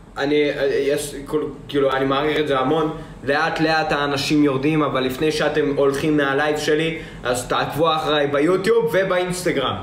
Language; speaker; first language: Hebrew; early bilingual, other home language; Russian